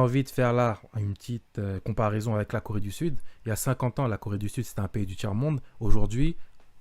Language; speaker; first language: French; native; French